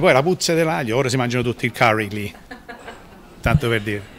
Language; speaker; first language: Italian; non-native, fluent; Sicilian